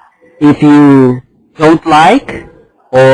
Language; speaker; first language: English; non-native, fluent; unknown